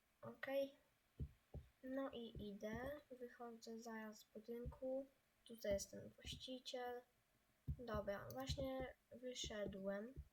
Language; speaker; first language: Polish; native; Polish